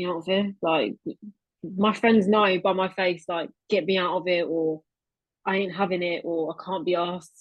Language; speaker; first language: English; native; English